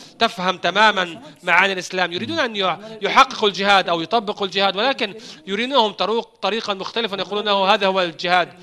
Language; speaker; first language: Arabic; non-native, fluent; Turkish